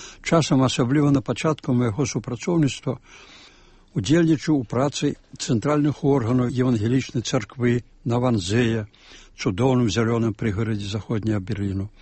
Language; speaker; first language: Belarusian; native; Belarusian